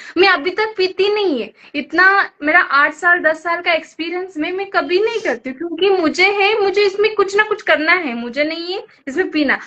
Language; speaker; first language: Hindi; non-native, local second language; Kannada